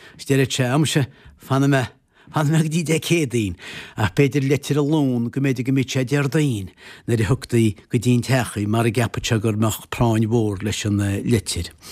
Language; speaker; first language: Irish; native; Irish